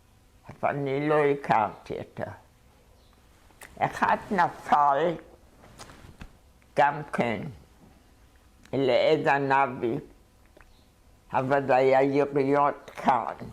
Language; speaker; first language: Hebrew; non-native, fluent; German